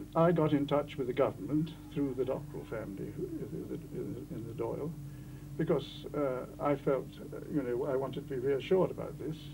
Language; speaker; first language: English; native; English